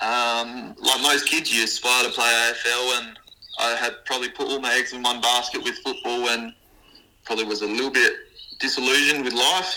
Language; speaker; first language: English; native; English